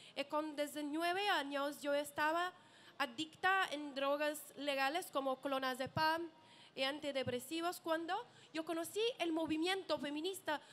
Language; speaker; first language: Spanish; non-native, learner; Portuguese